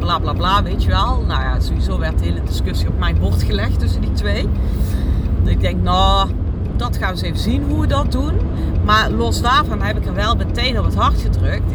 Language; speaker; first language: Dutch; native; Dutch